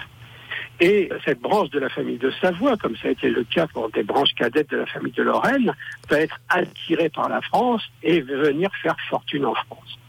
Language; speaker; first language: French; native; French